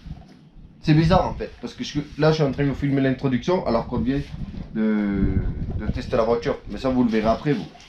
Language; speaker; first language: French; native; French